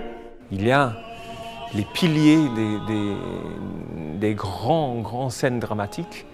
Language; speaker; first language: French; non-native, fluent; English